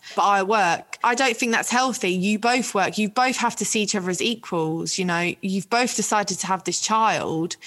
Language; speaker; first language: English; native; English